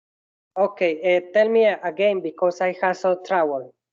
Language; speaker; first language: English; non-native, learner; Spanish